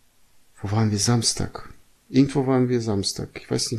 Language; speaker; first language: German; early bilingual, other home language; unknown